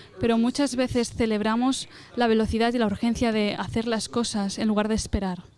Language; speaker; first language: Spanish; non-native, fluent; English